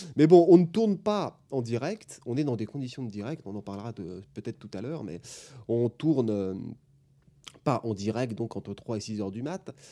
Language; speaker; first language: French; native; French